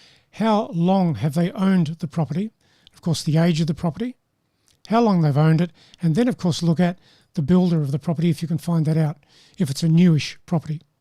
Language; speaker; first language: English; native; English